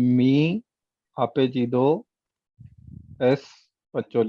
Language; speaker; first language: Spanish; non-native, learner; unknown